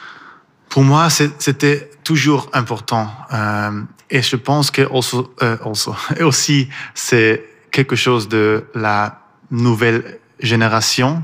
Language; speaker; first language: French; non-native, learner; Persian